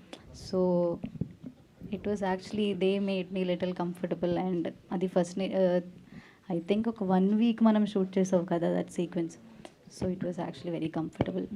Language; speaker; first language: Telugu; non-native, learner; Malayalam